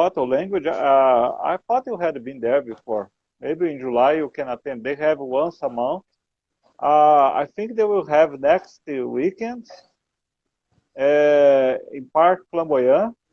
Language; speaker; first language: English; non-native, learner; Portuguese